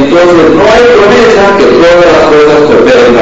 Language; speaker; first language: Spanish; native; Spanish